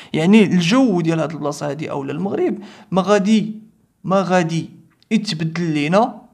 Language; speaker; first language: Arabic; native; Arabic